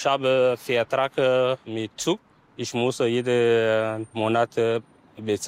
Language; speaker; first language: German; non-native, learner; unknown